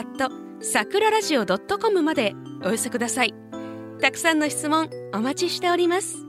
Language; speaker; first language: Japanese; native; Japanese